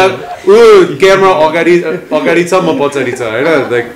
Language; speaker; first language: Nepali; non-native, learner; English